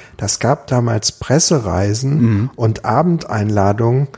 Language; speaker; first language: German; native; German